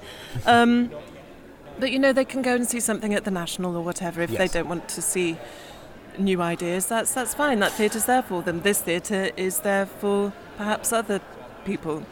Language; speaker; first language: English; native; English